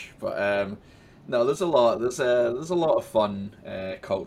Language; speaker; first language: English; native; English